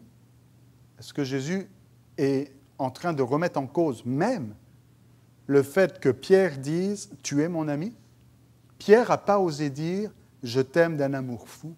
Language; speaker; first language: French; native; French